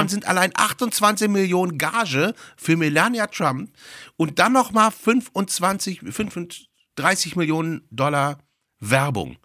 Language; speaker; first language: German; native; German